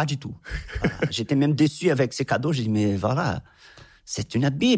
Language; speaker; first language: French; non-native, fluent; Portuguese